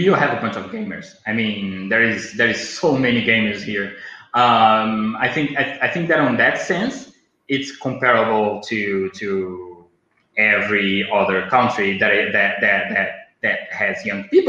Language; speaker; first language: English; non-native, fluent; Portuguese